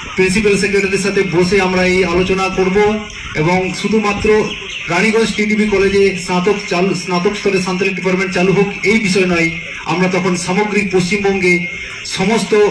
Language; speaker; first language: Bangla; non-native, local second language; Santali